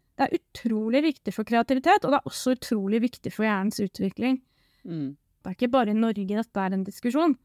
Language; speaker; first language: Norwegian; native; Norwegian